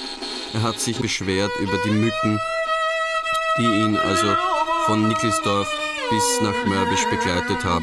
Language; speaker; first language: German; native; German